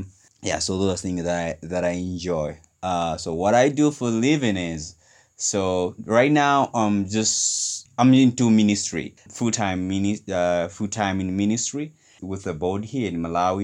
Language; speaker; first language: English; non-native, local second language; Nyanja